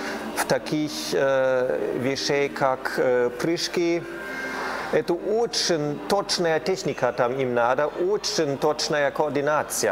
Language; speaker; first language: Russian; non-native, learner; German